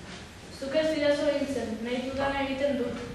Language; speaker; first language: Basque; non-native, local second language; Spanish